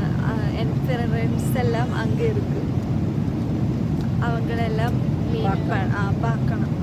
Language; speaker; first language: Tamil; non-native, learner; Malayalam